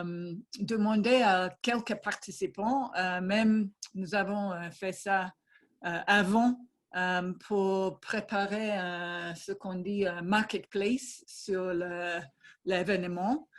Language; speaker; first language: French; non-native, fluent; English